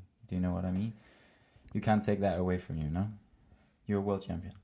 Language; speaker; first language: English; non-native, fluent; Danish